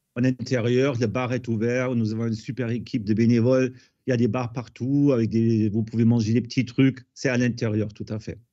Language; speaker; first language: French; non-native, fluent; German